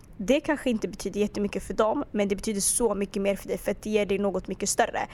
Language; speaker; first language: Swedish; early bilingual, other home language; Arabic